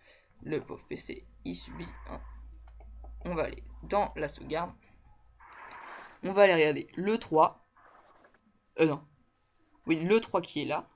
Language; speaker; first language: French; native; French